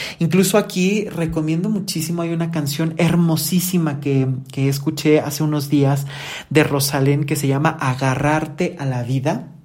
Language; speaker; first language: Spanish; native; Spanish